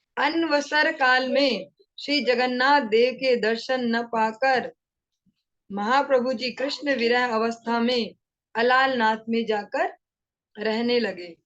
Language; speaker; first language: Hindi; non-native, local second language; Bangla